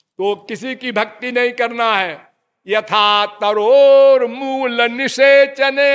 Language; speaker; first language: Hindi; native; Hindi